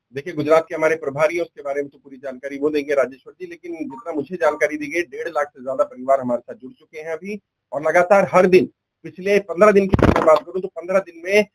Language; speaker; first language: Hindi; native; Hindi